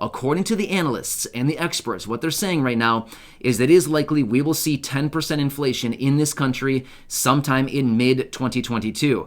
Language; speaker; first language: English; native; English